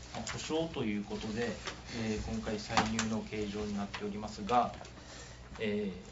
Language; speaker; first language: Japanese; native; Japanese